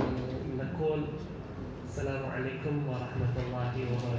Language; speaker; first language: Arabic; non-native, fluent; Indonesian